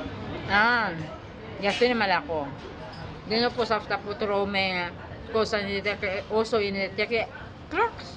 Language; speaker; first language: Greek; non-native, learner; Filipino